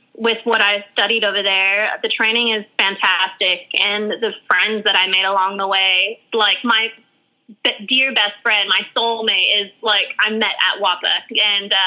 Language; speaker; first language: English; early bilingual, other home language; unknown